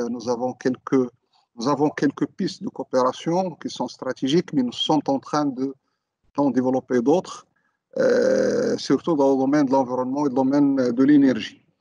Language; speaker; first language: French; non-native, local second language; Arabic